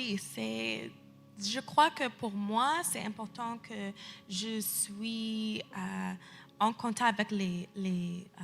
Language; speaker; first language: French; early bilingual, heritage; English